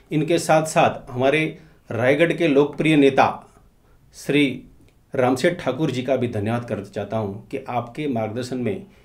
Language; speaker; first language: Hindi; non-native, local second language; Marathi